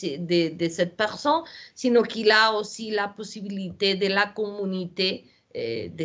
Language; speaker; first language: French; non-native, learner; Portuguese